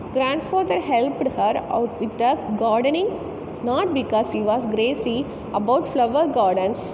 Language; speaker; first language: English; non-native, local second language; Tamil